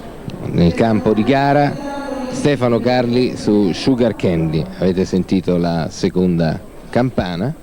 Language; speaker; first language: Italian; native; Italian